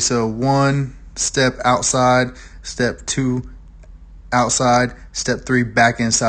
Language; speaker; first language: English; native; English